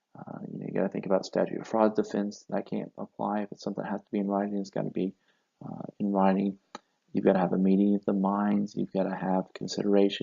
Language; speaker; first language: English; native; English